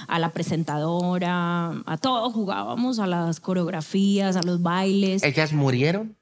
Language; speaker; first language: Spanish; native; Spanish